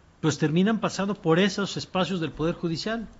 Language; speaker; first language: Spanish; native; Spanish